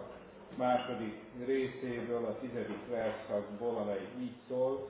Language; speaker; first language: Hungarian; native; Hungarian